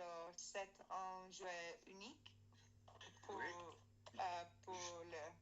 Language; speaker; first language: French; non-native, learner; English